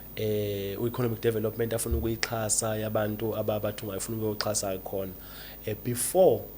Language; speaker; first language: Zulu; native; Zulu